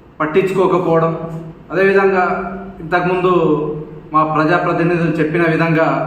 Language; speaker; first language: Telugu; native; Telugu